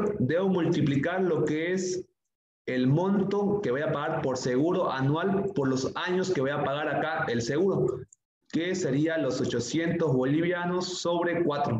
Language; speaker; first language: Spanish; native; Spanish